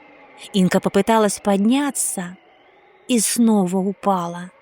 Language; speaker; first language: Russian; native; Russian